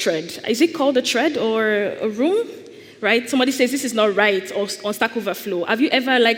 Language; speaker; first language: English; non-native, local second language; Igbo